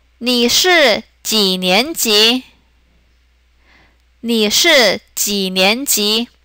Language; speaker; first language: Chinese; non-native, fluent; Korean